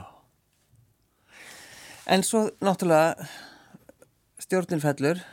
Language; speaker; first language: Icelandic; native; Icelandic